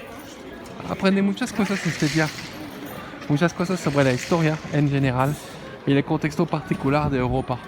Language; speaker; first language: Spanish; non-native, learner; French